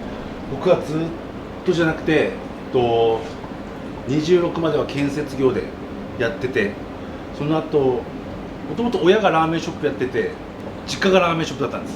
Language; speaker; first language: Japanese; native; Japanese